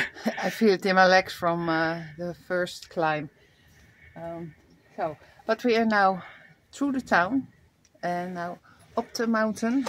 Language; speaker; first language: English; non-native, fluent; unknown